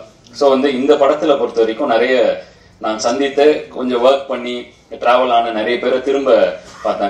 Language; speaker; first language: Tamil; native; Tamil